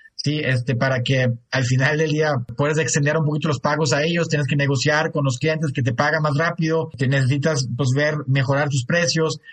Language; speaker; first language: Spanish; non-native, fluent; German